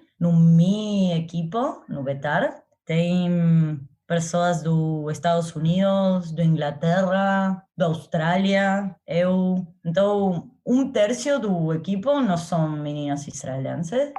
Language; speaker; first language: Portuguese; non-native, learner; Spanish